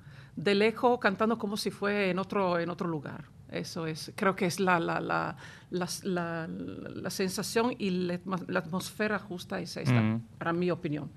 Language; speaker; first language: Spanish; non-native, fluent; Italian